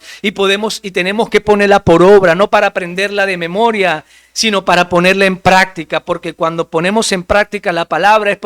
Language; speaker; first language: Spanish; native; Spanish